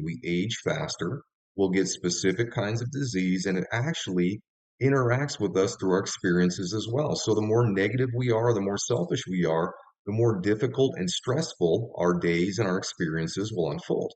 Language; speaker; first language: English; native; English